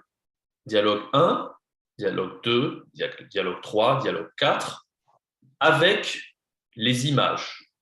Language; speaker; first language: French; non-native, fluent; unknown